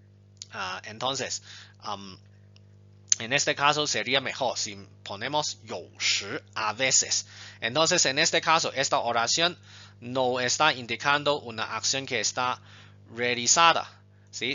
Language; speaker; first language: Spanish; non-native, fluent; Chinese